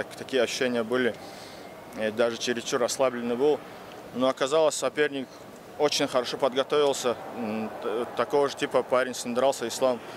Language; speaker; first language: Russian; non-native, local second language; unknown